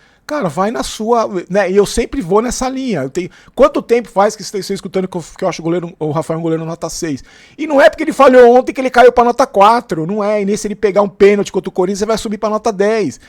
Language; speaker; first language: Portuguese; native; Portuguese